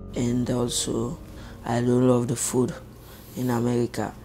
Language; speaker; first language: English; non-native, local second language; Krio